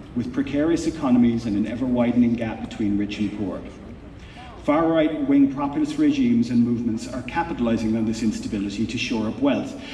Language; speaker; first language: English; native; English